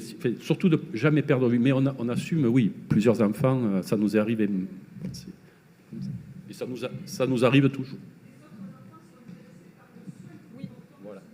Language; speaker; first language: French; native; French